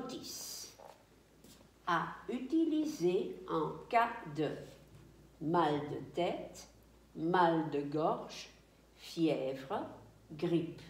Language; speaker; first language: French; non-native, fluent; Dutch